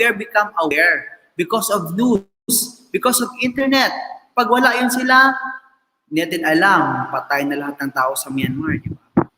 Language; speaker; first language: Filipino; non-native, local second language; Hiligaynon